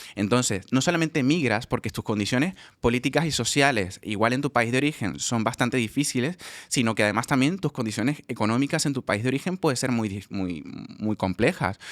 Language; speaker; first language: Spanish; native; Spanish